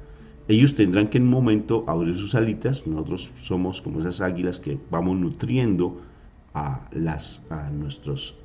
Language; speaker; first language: Spanish; native; Spanish